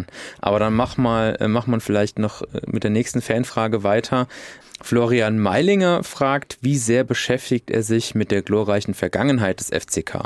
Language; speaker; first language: German; native; German